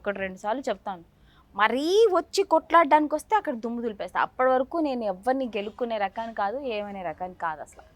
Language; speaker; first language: Telugu; native; Telugu